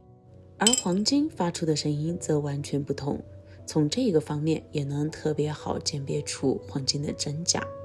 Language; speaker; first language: Chinese; native; Chinese